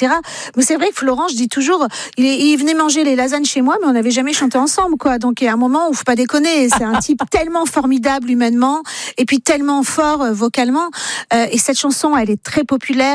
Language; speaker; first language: French; native; French